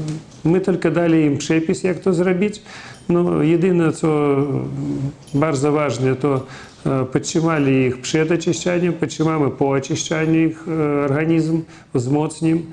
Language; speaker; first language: Polish; non-native, fluent; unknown